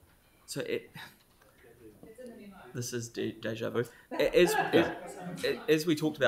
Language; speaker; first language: English; native; English